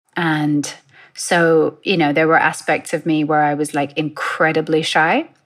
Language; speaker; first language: English; native; English